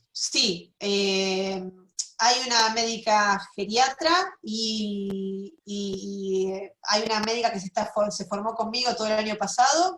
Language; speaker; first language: Spanish; native; Spanish